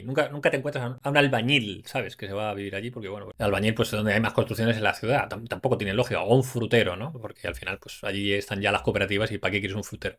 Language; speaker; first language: Spanish; native; Spanish